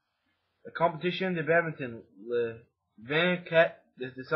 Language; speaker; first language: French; non-native, learner; English